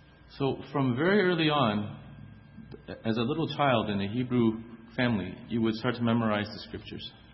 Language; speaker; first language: English; native; English